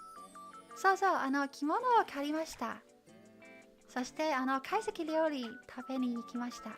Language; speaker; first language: Japanese; non-native, learner; Chinese